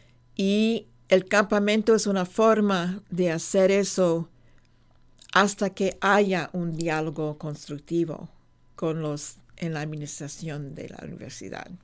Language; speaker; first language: Spanish; non-native, fluent; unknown